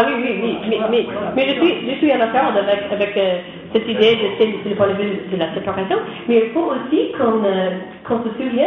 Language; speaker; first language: French; non-native, learner; English